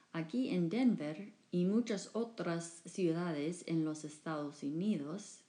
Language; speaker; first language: Spanish; non-native, fluent; English